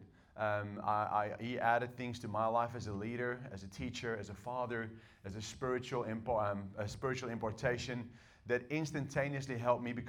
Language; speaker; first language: English; non-native, local second language; Afrikaans